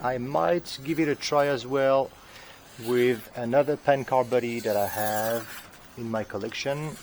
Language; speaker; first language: English; non-native, fluent; French